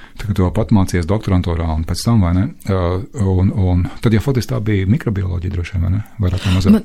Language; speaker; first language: Latvian; native; Latvian